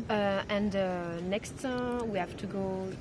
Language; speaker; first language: English; non-native, learner; French